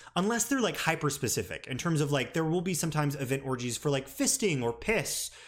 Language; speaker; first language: English; native; English